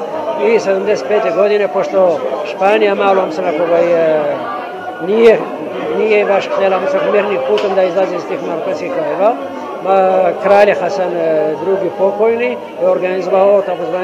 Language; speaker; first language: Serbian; non-native, fluent; Arabic